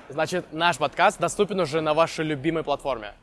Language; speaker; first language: Russian; native; Russian